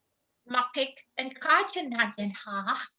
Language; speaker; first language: Dutch; non-native, learner; Indonesian